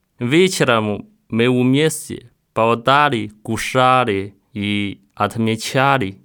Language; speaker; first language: Russian; non-native, learner; Chinese